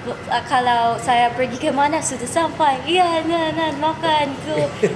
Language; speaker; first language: Indonesian; non-native, learner; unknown